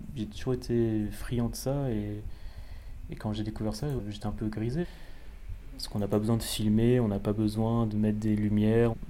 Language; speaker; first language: French; native; French